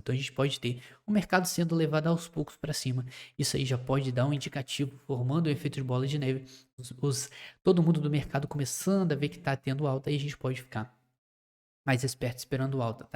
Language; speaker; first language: Portuguese; native; Portuguese